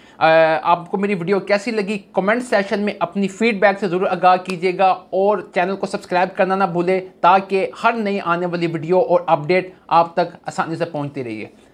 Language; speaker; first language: Urdu; native; Urdu